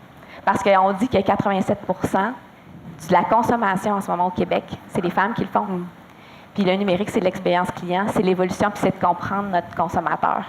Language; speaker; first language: French; native; French